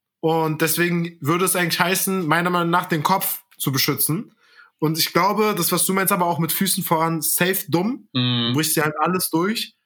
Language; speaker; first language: German; early bilingual, other home language; Turkish